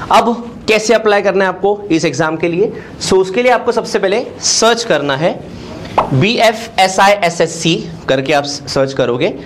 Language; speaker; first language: Hindi; non-native, local second language; Marathi